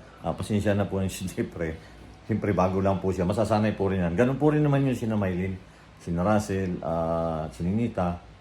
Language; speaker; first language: Filipino; native; Filipino